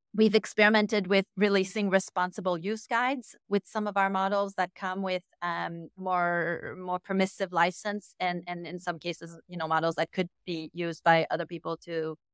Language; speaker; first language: English; native; English